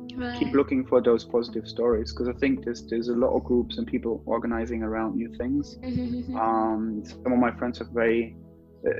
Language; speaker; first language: English; non-native, fluent; German